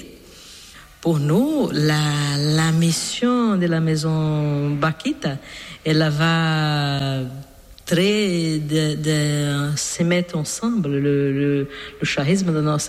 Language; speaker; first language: French; non-native, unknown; Portuguese